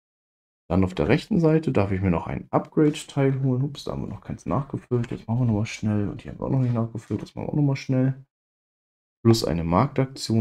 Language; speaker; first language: German; native; German